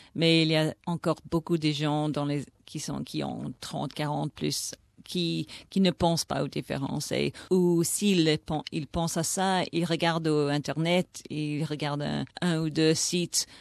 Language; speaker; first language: French; early bilingual, other home language; English